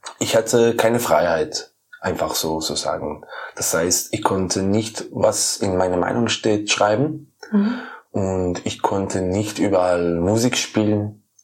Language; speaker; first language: German; non-native, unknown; Persian